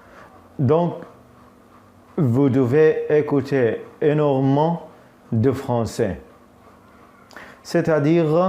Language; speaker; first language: French; non-native, fluent; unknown